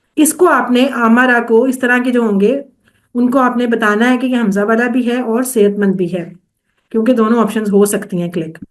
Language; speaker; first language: Urdu; native; Urdu